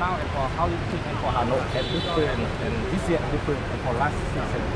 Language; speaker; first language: English; non-native, learner; Vietnamese